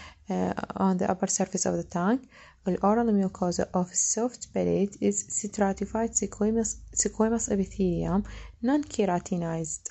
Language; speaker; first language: English; non-native, fluent; Arabic